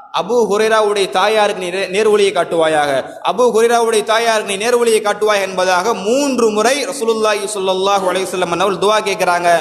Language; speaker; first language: Tamil; native; Tamil